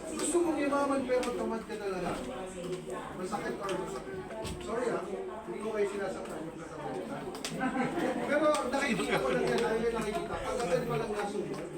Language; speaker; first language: Filipino; native; Filipino